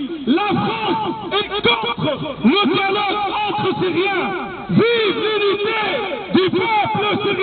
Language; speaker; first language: French; non-native, fluent; Arabic